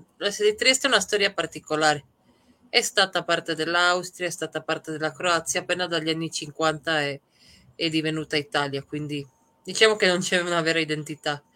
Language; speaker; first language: Italian; early bilingual, other home language; Serbian